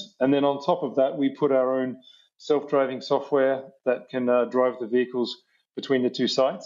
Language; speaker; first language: English; native; English